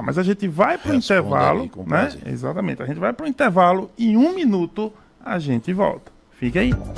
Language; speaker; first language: Portuguese; native; Portuguese